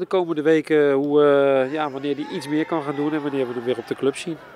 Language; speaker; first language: Dutch; native; Dutch